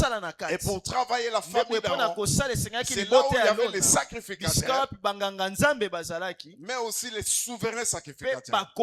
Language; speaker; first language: French; non-native, local second language; Lingala